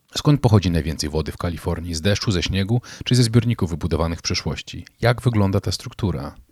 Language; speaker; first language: Polish; native; Polish